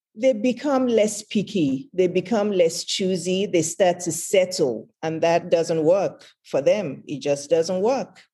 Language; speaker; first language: English; non-native, local second language; Yoruba